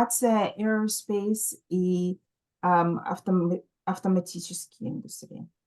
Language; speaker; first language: Russian; early bilingual, heritage; Russian